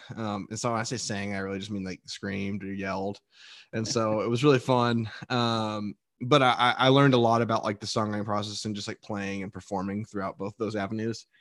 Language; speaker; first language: English; native; English